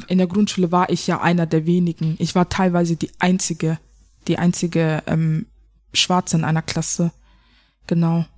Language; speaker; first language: German; early bilingual, other home language; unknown